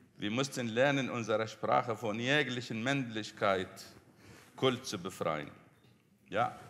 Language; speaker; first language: German; non-native, fluent; Arabic